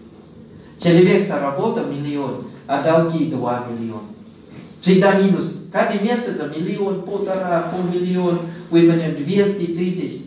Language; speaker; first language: Russian; non-native, learner; Thai